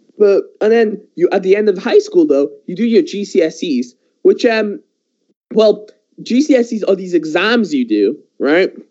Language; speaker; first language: English; early bilingual, other home language; Persian